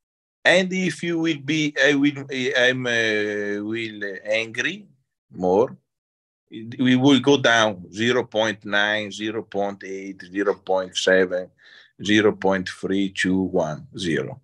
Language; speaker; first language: English; non-native, learner; Italian